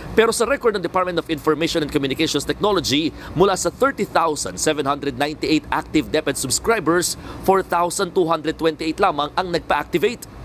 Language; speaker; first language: Filipino; native; Filipino